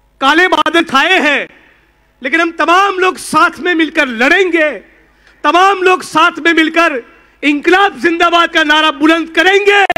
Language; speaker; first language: Hindi; non-native, local second language; Gujarati